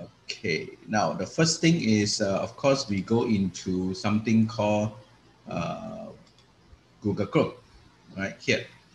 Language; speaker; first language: English; non-native, local second language; Malay